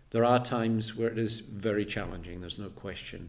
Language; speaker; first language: English; native; English